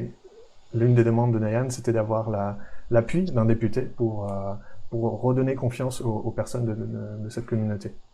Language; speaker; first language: French; native; French